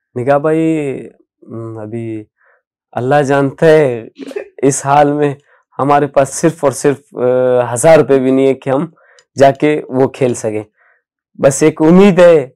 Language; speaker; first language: Urdu; non-native, local second language; Baluchi